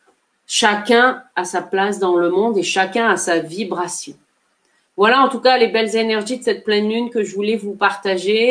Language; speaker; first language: French; native; French